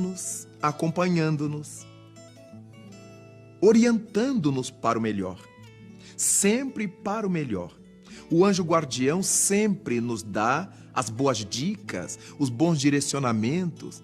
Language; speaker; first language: Portuguese; native; Portuguese